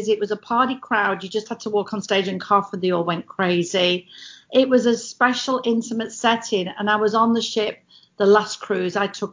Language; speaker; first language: English; native; English